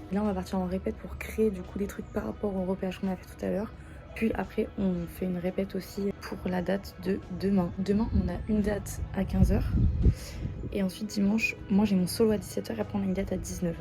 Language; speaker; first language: French; native; French